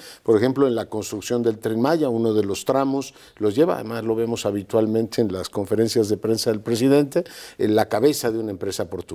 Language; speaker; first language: Spanish; native; Spanish